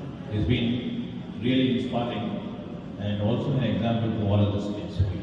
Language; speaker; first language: English; non-native, local second language; Telugu